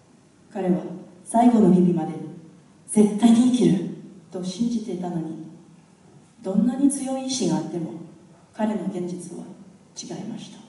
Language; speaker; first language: Japanese; non-native, fluent; English